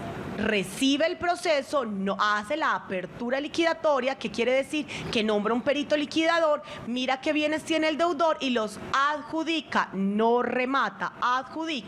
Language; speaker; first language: Spanish; native; Spanish